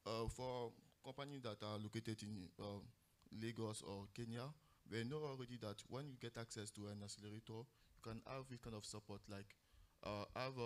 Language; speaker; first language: English; non-native, local second language; French